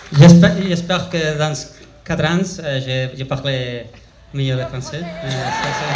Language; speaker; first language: French; non-native, learner; Spanish